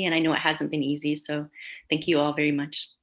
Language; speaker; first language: English; native; English